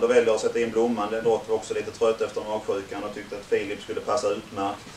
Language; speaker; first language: Swedish; native; Swedish